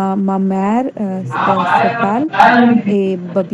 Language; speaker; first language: French; non-native, learner; Hindi